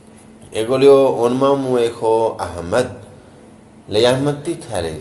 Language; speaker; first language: Greek; non-native, learner; Punjabi